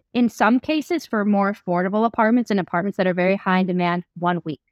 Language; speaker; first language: English; native; English